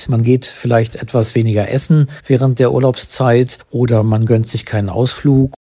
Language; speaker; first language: German; native; German